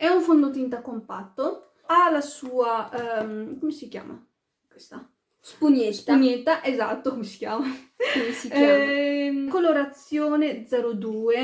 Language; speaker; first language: Italian; early bilingual, other home language; Arabic